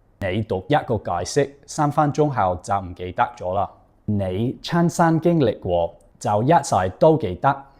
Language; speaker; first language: Cantonese; non-native, fluent; English